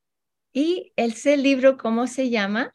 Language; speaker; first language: Spanish; early bilingual, heritage; Spanish